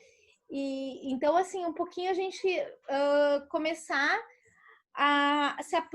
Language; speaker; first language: Portuguese; native; Portuguese